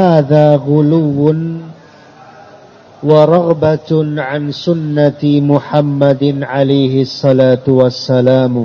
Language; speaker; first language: Arabic; non-native, fluent; Indonesian